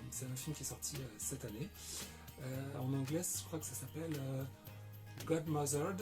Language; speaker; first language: French; native; French